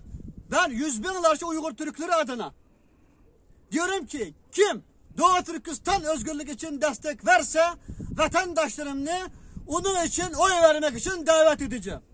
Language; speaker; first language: Turkish; non-native, learner; Uyghur